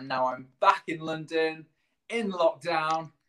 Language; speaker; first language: English; native; English